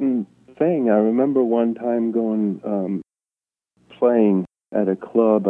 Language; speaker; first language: English; non-native, fluent; German